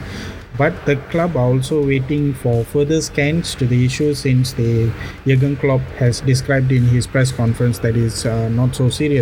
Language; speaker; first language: English; non-native, local second language; Tamil